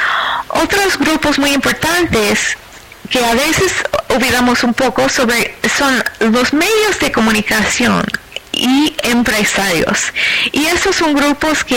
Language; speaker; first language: Spanish; non-native, fluent; English